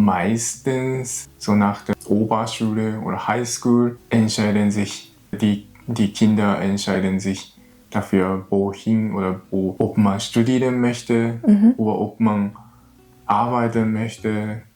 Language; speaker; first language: German; non-native, learner; Japanese